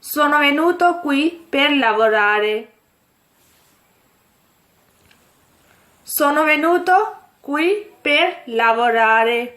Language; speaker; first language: Italian; non-native, fluent; Urdu